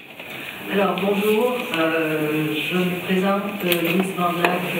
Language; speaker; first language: French; native; French